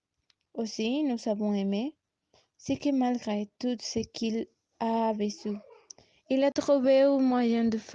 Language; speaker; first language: French; non-native, learner; Spanish